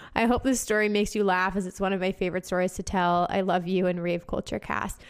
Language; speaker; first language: English; native; English